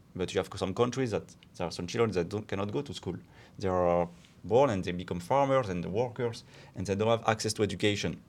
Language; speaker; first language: English; non-native, fluent; French